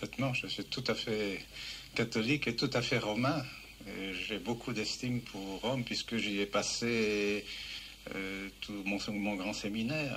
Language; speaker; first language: French; native; French